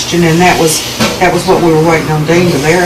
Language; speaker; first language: English; native; English